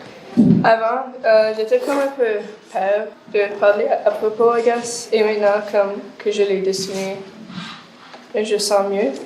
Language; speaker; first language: French; non-native, local second language; English